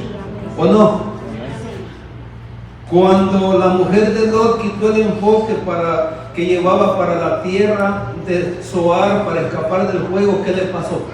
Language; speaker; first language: Spanish; native; Spanish